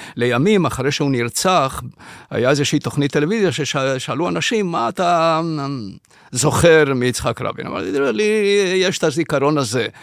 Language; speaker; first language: Hebrew; early bilingual, other home language; Spanish